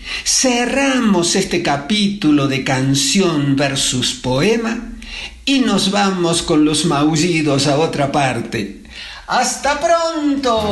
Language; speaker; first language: Spanish; native; Spanish